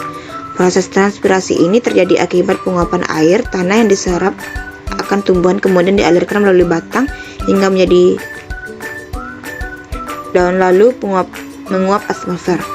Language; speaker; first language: Indonesian; native; Indonesian